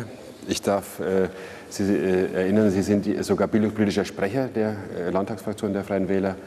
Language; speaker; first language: German; native; German